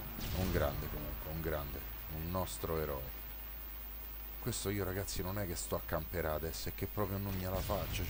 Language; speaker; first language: Italian; native; Italian